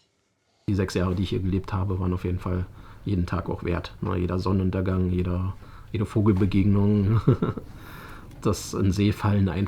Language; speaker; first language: German; native; German